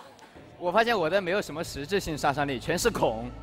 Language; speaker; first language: Chinese; native; Chinese